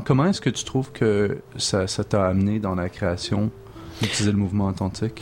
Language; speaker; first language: French; non-native, fluent; English